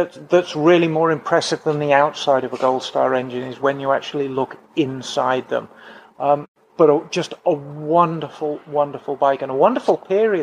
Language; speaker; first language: English; native; English